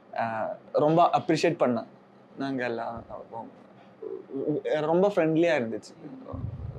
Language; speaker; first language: Tamil; non-native, learner; Malayalam